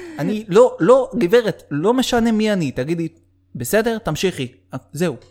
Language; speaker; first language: Hebrew; native; Hebrew